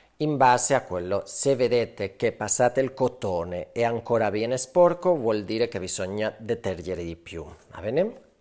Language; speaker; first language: Italian; non-native, fluent; Spanish